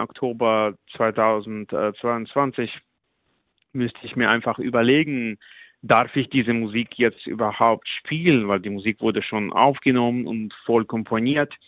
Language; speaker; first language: German; non-native, fluent; Russian